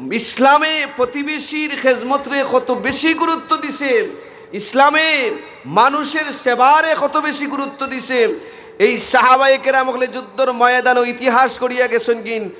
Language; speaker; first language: Bangla; native; Bangla